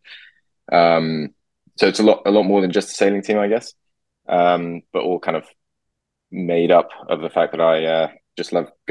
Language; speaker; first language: English; native; English